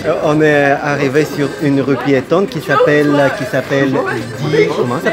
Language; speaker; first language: French; non-native, fluent; Russian